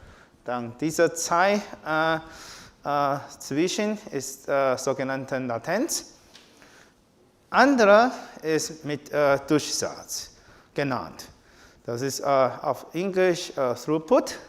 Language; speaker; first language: German; non-native, fluent; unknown